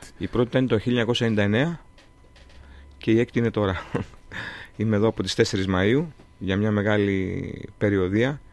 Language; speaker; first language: Greek; early bilingual, heritage; Greek